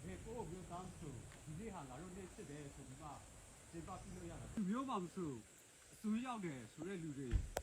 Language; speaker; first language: Burmese; non-native, local second language; Pa'o Karen